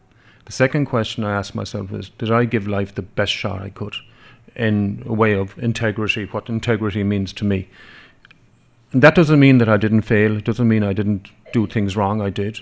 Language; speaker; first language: English; non-native, local second language; Irish